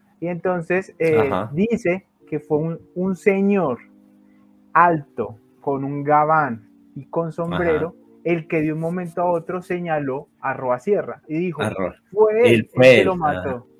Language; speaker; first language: Spanish; native; Spanish